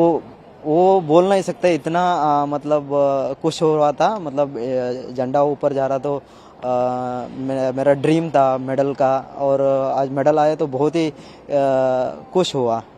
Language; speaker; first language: Hindi; non-native, local second language; Kannada